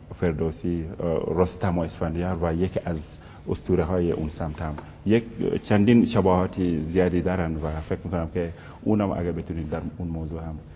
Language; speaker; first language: Persian; non-native, fluent; Wolof